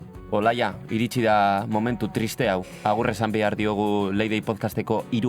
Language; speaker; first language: Basque; native; Basque